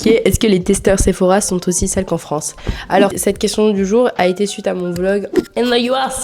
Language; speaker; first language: French; native; French